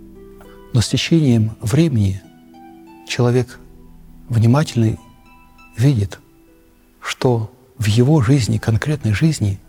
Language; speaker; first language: Russian; native; Russian